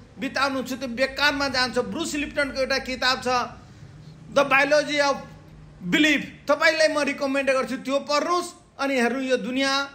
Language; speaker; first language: Nepali; non-native, local second language; Maithili